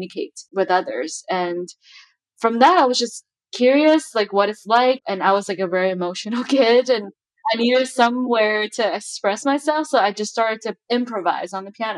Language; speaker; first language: English; non-native, local second language; Chinese